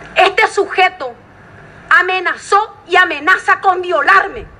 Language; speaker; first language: Spanish; native; Spanish